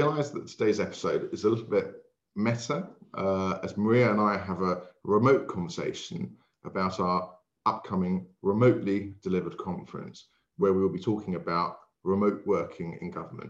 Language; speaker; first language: English; native; English